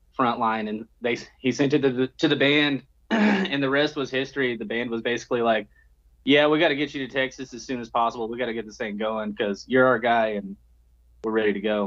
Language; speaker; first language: English; native; English